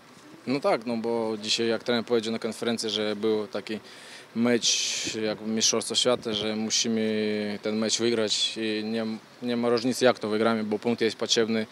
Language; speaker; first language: Polish; non-native, fluent; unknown